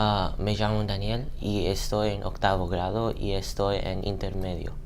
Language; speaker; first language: Spanish; non-native, learner; English